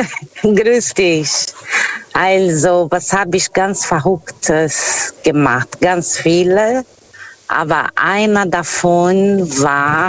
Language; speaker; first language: German; non-native, learner; Portuguese